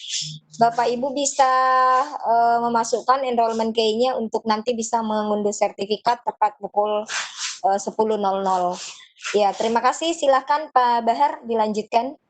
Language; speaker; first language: Indonesian; native; Indonesian